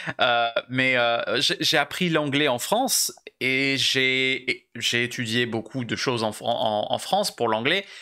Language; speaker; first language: French; native; French